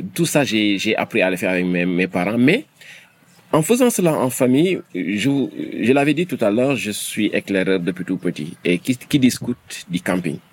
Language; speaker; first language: French; non-native, local second language; Wolof